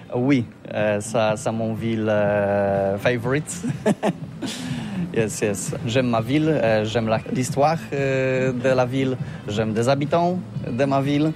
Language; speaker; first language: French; non-native, learner; Polish